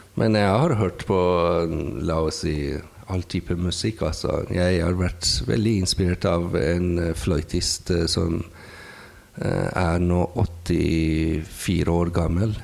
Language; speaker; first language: Norwegian; non-native, fluent; Persian